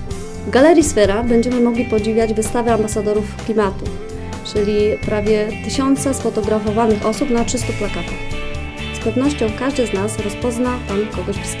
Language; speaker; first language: Polish; native; Polish